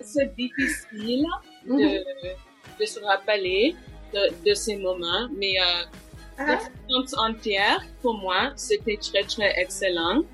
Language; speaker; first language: French; non-native, local second language; English